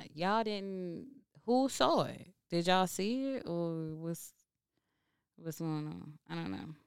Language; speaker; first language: English; native; English